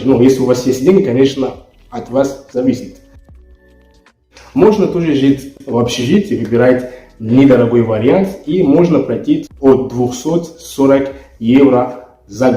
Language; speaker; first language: Russian; non-native, fluent; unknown